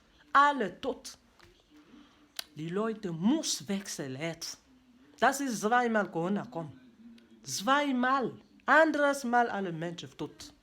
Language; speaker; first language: German; non-native, learner; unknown